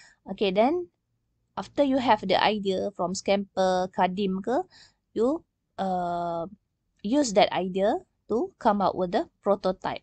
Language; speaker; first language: English; non-native, local second language; Malay